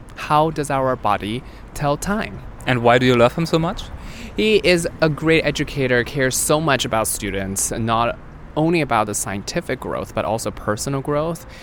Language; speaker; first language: English; non-native, fluent; Chinese